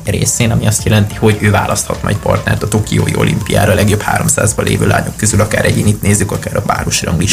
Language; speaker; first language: Hungarian; native; Hungarian